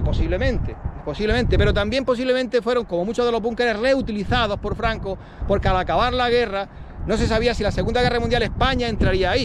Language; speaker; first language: Spanish; native; Spanish